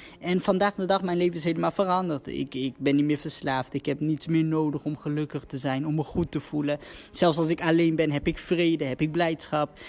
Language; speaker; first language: Dutch; early bilingual, other home language; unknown